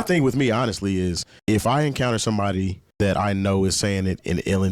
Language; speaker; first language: English; native; English